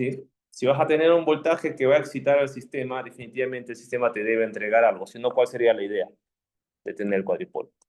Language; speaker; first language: Spanish; native; Spanish